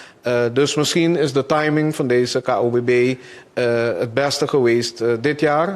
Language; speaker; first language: Dutch; non-native, local second language; Papiamento